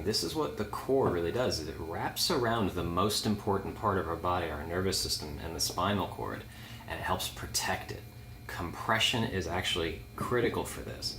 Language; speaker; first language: English; native; English